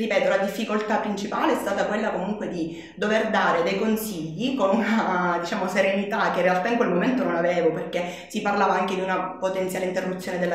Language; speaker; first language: Italian; native; Italian